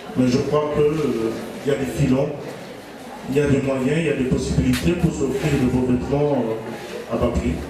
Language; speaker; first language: French; non-native, local second language; Lingala